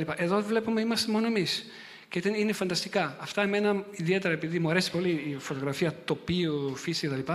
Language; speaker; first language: Greek; non-native, fluent; Italian